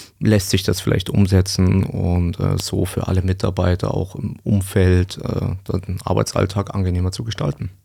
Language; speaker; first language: German; native; German